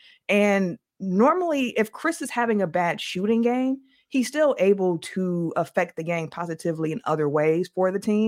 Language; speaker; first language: English; native; English